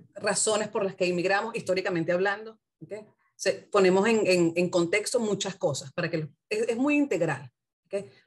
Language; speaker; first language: Spanish; native; Spanish